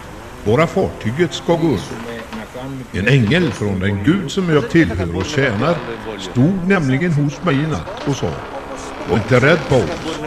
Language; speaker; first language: Swedish; native; Swedish